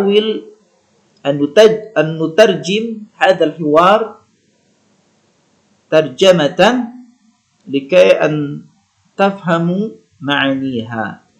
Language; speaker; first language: Arabic; non-native, learner; Indonesian